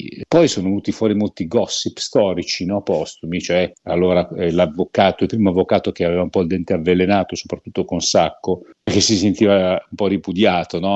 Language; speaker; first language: Italian; native; Italian